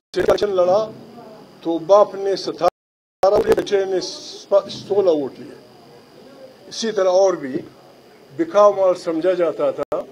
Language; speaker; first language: Urdu; non-native, local second language; Pashto